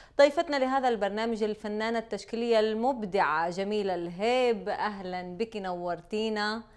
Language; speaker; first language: Arabic; native; Arabic